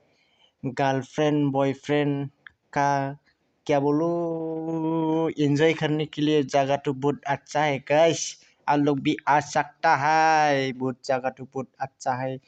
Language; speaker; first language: Hindi; non-native, local second language; Bodo